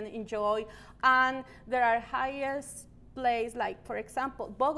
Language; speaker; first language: English; non-native, learner; Spanish